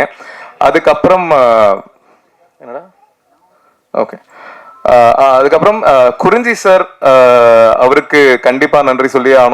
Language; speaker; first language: Tamil; native; Tamil